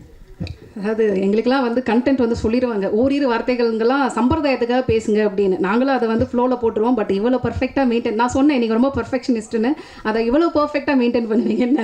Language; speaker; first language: Tamil; native; Tamil